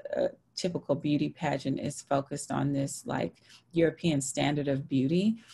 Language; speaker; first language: English; native; English